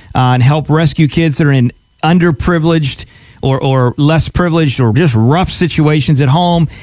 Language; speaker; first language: English; native; English